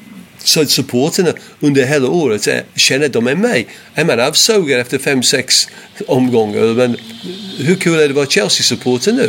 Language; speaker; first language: Swedish; non-native, fluent; English